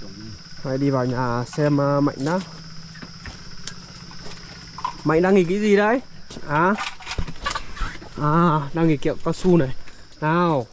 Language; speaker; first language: Vietnamese; native; Vietnamese